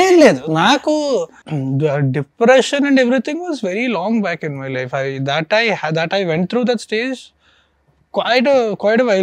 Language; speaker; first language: Telugu; native; Telugu